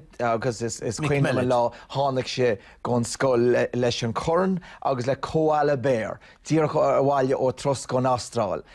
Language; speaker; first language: Irish; non-native, local second language; English